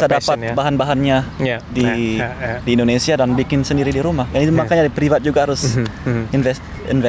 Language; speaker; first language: Indonesian; early bilingual, heritage; Indonesian